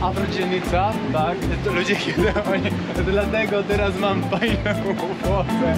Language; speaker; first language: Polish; non-native, learner; Spanish